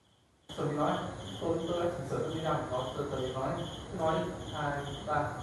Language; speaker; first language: Vietnamese; native; Vietnamese